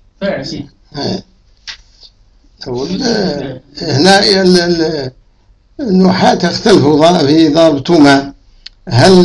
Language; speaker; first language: Arabic; native; Arabic